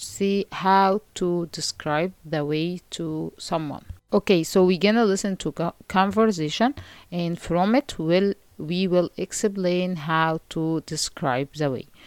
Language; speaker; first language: English; non-native, fluent; Arabic